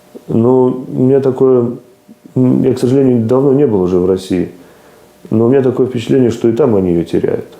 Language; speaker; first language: Russian; native; Russian